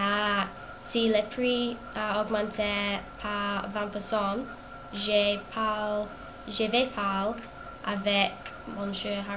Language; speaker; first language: French; non-native, learner; English